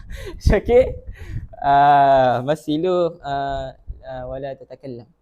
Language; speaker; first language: Arabic; non-native, learner; Malay